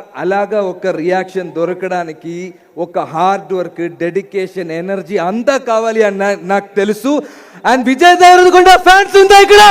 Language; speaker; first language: Telugu; non-native, learner; Malayalam